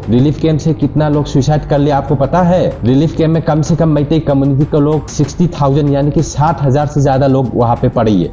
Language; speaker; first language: Hindi; non-native, local second language; Manipuri